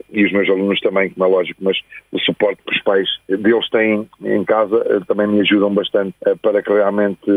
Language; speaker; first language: Portuguese; native; Portuguese